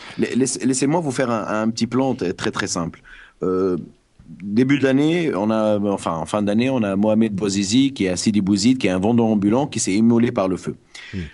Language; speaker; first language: French; non-native, local second language; Arabic